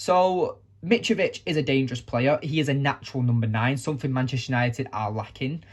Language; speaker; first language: English; native; English